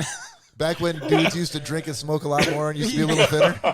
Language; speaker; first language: English; native; English